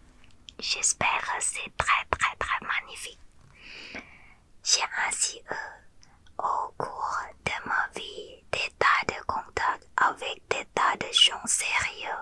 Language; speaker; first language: French; non-native, learner; Thai